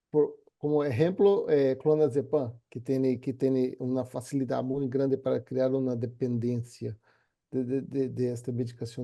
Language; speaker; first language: Spanish; non-native, fluent; Portuguese